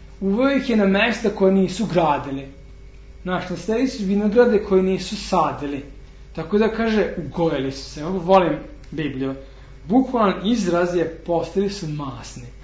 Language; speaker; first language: Serbian; non-native, fluent; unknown